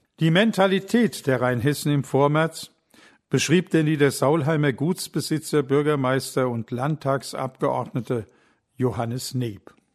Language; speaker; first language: German; native; German